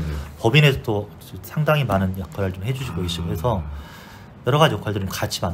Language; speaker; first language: Korean; native; Korean